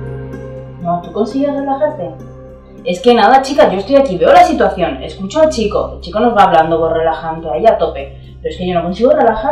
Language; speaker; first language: Spanish; native; Spanish